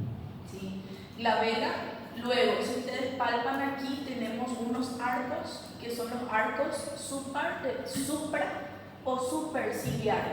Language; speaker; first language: Spanish; native; Spanish